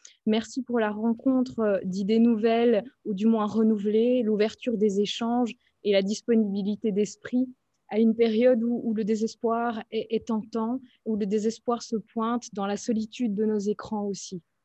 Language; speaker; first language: French; native; French